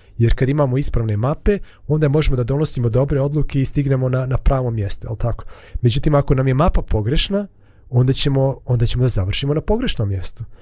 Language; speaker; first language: Bosnian; native; Bosnian